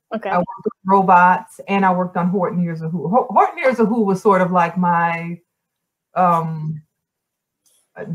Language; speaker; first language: English; native; English